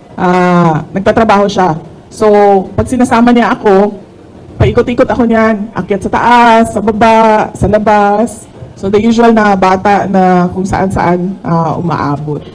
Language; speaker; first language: Filipino; non-native, local second language; Cebuano